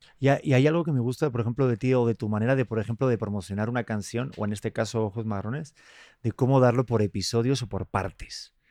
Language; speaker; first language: Spanish; native; Spanish